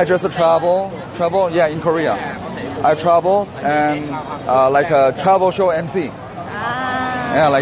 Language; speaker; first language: English; non-native, learner; Korean